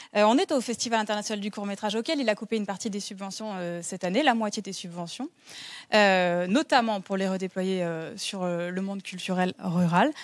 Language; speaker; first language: French; native; French